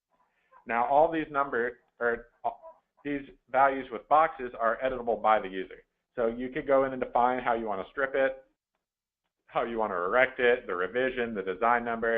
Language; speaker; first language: English; native; English